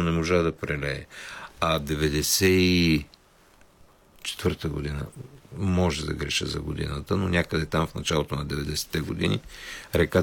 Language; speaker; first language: Bulgarian; native; Bulgarian